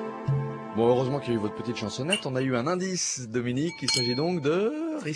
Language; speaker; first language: French; native; French